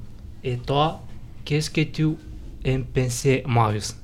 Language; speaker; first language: French; non-native, learner; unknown